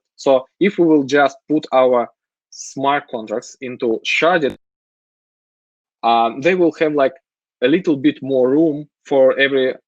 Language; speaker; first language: English; non-native, fluent; Russian